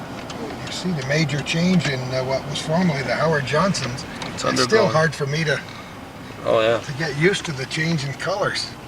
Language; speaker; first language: English; native; English